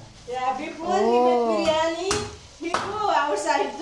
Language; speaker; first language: English; non-native, learner; Nepali